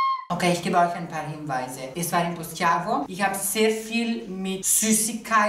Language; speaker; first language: German; non-native, local second language; Italian